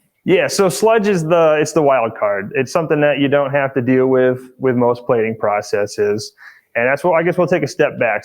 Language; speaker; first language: English; native; English